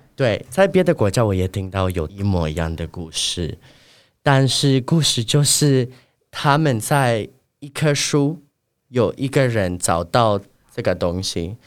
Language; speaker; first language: Chinese; non-native, fluent; Spanish